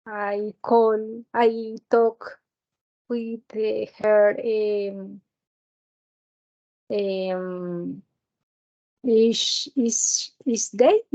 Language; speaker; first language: English; non-native, learner; Spanish